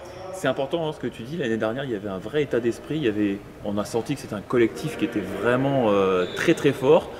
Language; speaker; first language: French; native; French